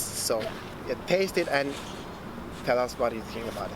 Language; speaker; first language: English; non-native, learner; Turkish